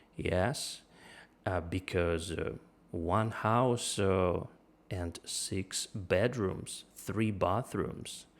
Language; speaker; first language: English; non-native, fluent; Russian